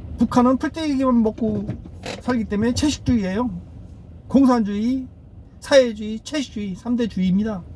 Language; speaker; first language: Korean; native; Korean